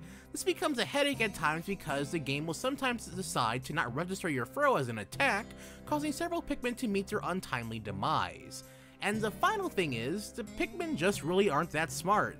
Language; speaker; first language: English; native; English